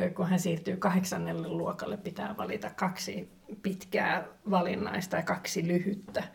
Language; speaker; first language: Finnish; non-native, local second language; Swedish